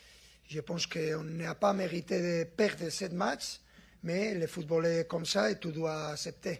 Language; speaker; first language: French; non-native, fluent; Spanish